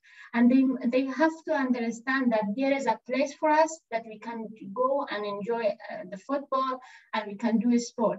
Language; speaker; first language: English; non-native, learner; Persian